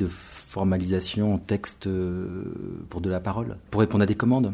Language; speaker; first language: French; native; French